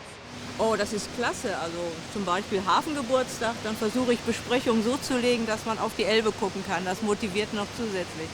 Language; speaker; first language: German; native; German